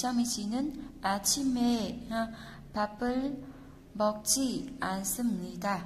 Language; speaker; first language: Korean; non-native, fluent; Vietnamese